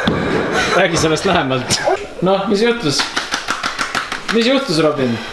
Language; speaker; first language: Estonian; native; Estonian